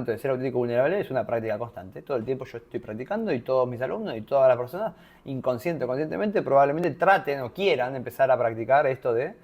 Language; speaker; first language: Spanish; native; Spanish